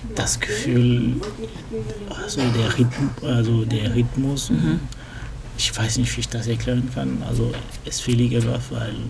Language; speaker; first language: German; early bilingual, other home language; French